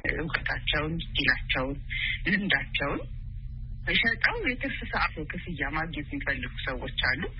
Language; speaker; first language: Amharic; native; Amharic